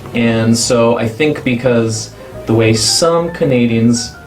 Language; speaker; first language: English; native; English